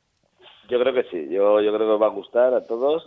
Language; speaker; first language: Spanish; native; Spanish